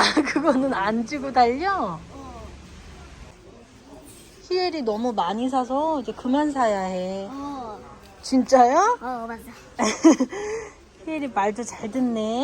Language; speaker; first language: Korean; native; Korean